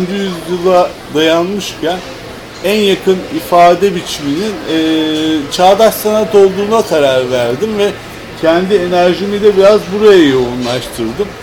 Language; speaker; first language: Turkish; native; Turkish